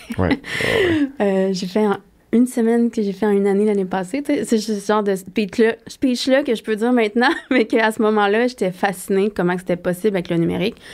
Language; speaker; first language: French; native; French